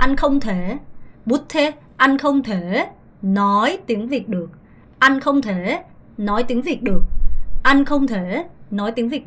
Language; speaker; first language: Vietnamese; non-native, fluent; Korean